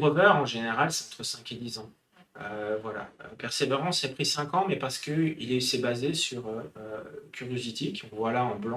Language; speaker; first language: French; native; French